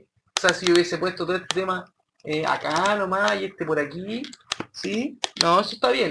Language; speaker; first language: Spanish; native; Spanish